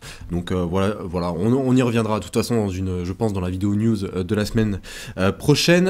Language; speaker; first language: French; native; French